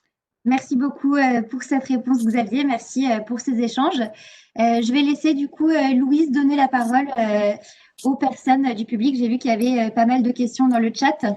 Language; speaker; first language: French; native; French